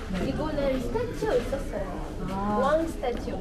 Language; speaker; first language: Korean; non-native, learner; Arabic